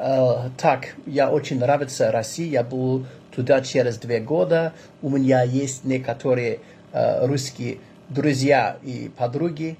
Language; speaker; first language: Russian; non-native, learner; English